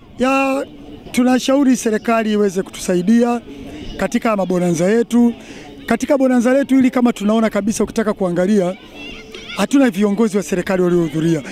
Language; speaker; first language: Swahili; native; Swahili